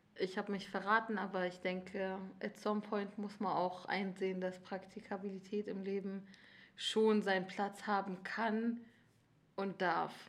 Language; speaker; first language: German; early bilingual, other home language; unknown